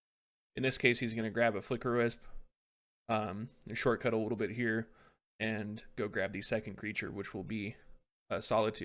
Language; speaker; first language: English; native; English